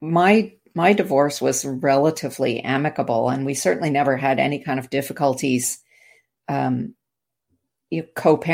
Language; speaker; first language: English; native; English